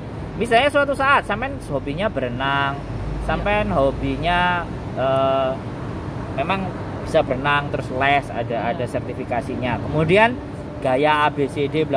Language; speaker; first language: Indonesian; non-native, local second language; Javanese